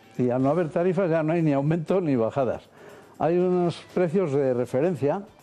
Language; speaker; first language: Spanish; native; Spanish